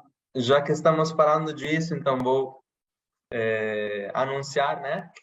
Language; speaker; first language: Portuguese; non-native, fluent; Italian